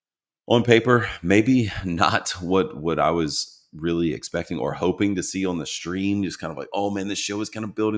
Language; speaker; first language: English; native; English